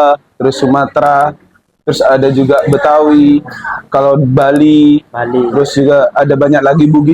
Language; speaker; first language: Indonesian; non-native, local second language; Madurese